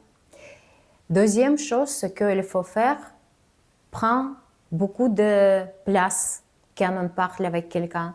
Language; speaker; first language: French; non-native, fluent; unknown